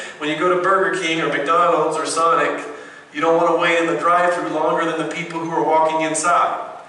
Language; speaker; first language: English; native; English